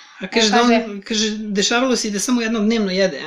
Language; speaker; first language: Serbian; native; Serbian